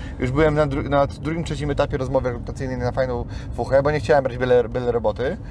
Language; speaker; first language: Polish; native; Polish